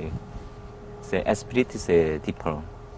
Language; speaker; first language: French; non-native, learner; Korean